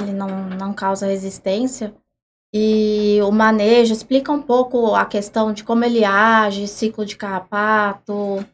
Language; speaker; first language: Portuguese; native; Portuguese